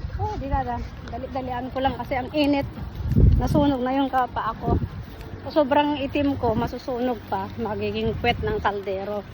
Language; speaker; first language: Filipino; non-native, local second language; Iloko